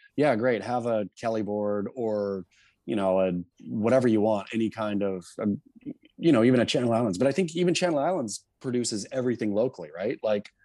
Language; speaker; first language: English; native; English